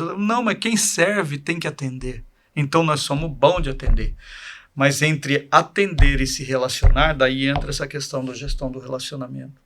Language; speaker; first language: Portuguese; native; Portuguese